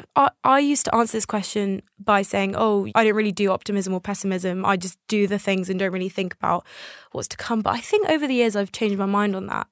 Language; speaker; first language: English; native; English